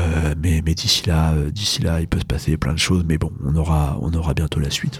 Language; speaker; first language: French; native; French